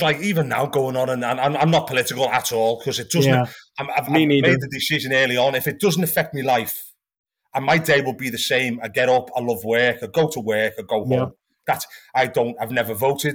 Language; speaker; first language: English; native; English